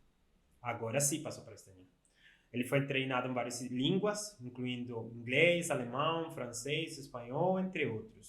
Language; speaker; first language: Portuguese; non-native, fluent; Spanish